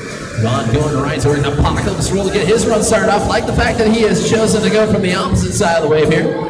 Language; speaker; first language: English; native; English